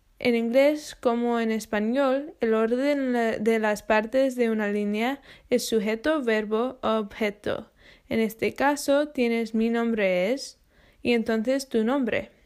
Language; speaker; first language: Spanish; non-native, learner; English